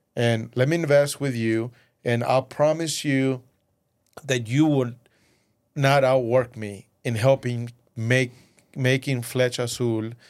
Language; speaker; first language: English; early bilingual, other home language; Spanish